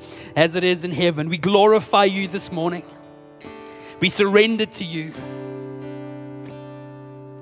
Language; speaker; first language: English; non-native, local second language; Afrikaans